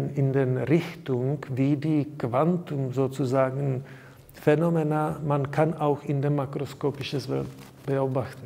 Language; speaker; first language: German; non-native, learner; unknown